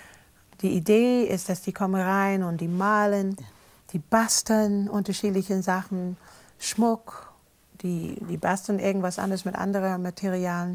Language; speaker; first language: German; non-native, fluent; English